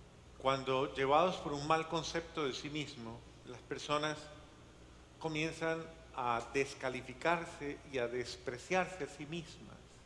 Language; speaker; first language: Spanish; native; Spanish